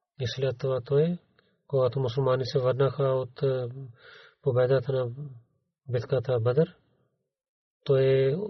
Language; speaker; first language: Bulgarian; non-native, learner; Urdu